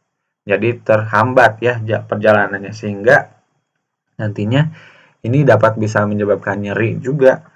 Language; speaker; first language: Indonesian; native; Indonesian